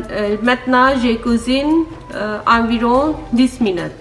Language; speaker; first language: French; non-native, learner; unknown